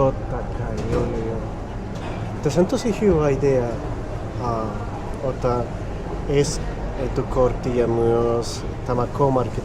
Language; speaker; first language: Finnish; non-native, learner; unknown